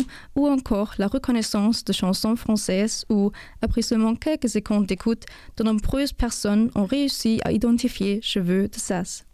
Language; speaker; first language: French; non-native, fluent; German